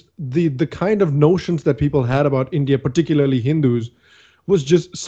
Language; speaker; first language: English; non-native, local second language; Hindi